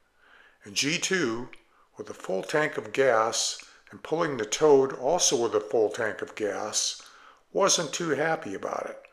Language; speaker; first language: English; native; English